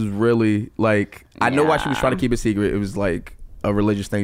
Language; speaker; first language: English; native; English